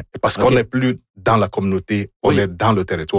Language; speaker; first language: French; non-native, fluent; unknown